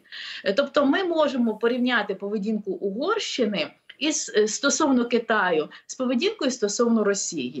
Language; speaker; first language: Ukrainian; native; Ukrainian